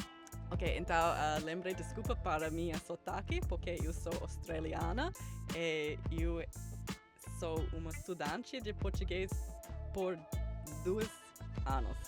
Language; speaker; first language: Portuguese; non-native, learner; English